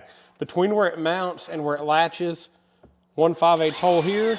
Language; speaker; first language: English; native; English